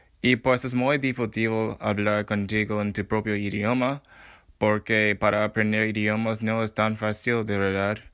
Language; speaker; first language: Spanish; non-native, learner; English